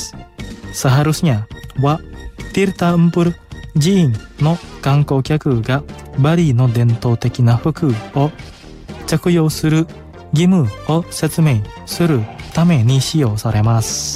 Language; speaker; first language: Japanese; non-native, fluent; Indonesian